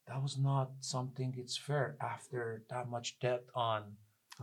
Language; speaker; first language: English; non-native, fluent; Persian